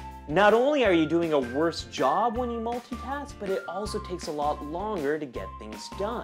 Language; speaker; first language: English; native; English